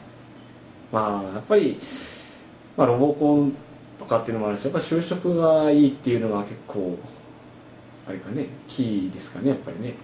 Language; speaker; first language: Japanese; native; Japanese